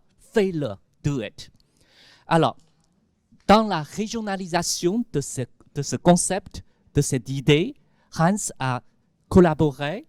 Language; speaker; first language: French; non-native, fluent; Chinese